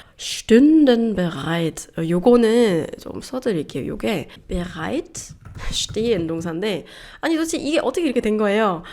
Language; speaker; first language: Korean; early bilingual, heritage; Korean